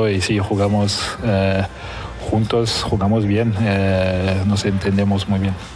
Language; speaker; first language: Spanish; non-native, fluent; French